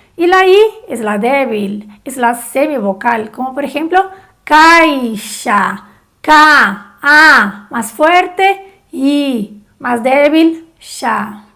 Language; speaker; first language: Spanish; non-native, fluent; Portuguese